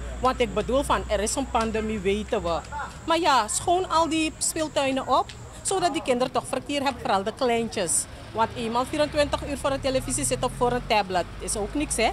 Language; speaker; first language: Dutch; native; Dutch